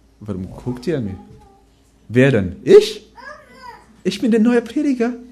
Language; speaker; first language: German; non-native, fluent; Filipino